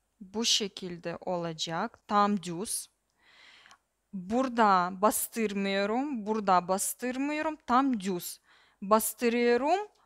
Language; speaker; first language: Turkish; non-native, learner; Russian